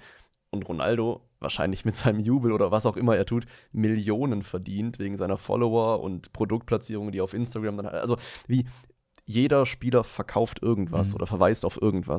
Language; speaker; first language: German; native; German